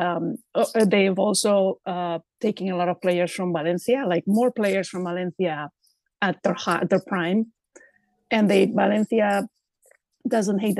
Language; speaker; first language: English; non-native, fluent; Spanish